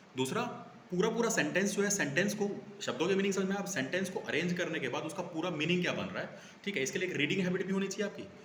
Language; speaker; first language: Hindi; native; Hindi